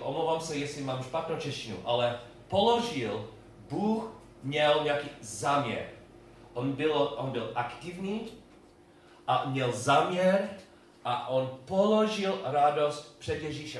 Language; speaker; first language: Czech; non-native, learner; English